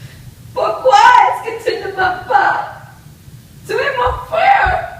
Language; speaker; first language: French; non-native, learner; English